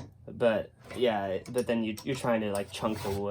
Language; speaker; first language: English; native; English